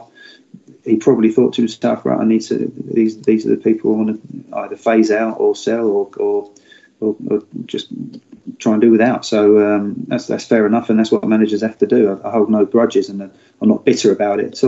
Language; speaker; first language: English; native; English